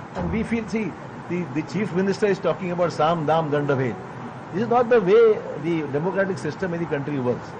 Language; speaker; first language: English; non-native, local second language; Marathi